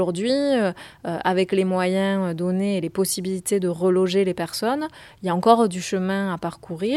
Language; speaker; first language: French; native; French